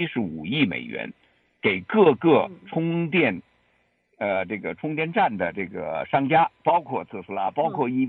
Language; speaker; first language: Chinese; native; Chinese